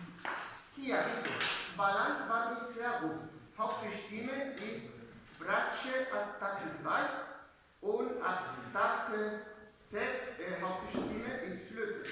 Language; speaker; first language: German; non-native, learner; Spanish